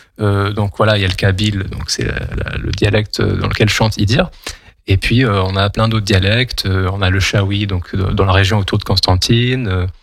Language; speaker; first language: French; non-native, local second language; Kabyle